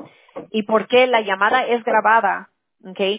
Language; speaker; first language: Spanish; early bilingual, heritage; Spanish